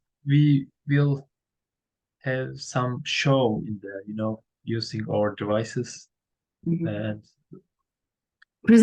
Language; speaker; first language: English; non-native, learner; Turkish